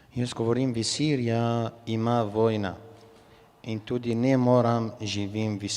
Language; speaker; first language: Slovenian; non-native, learner; Arabic